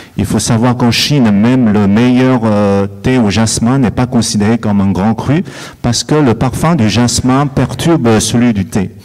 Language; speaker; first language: French; non-native, fluent; Chinese